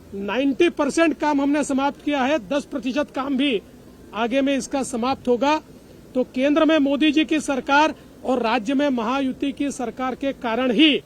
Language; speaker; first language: Hindi; non-native, local second language; Marathi